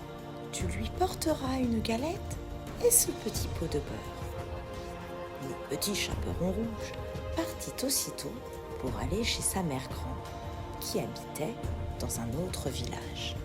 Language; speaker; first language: French; native; French